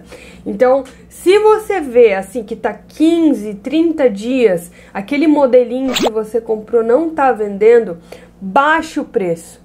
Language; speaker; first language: Portuguese; native; Portuguese